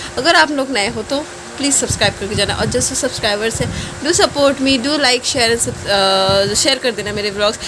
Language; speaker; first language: Hindi; non-native, local second language; Bangla